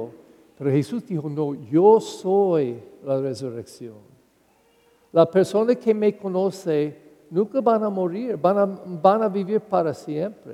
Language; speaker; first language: Spanish; non-native, learner; English